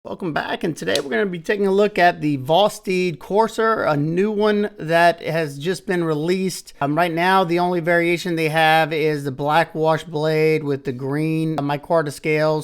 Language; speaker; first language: English; native; English